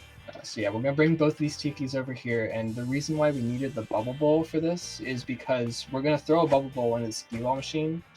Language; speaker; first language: English; native; English